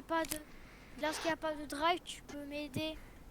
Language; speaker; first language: French; native; French